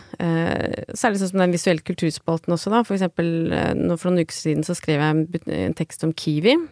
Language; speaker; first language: Norwegian; native; Norwegian